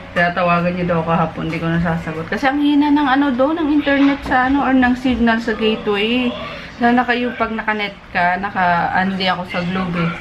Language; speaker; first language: Filipino; native; Filipino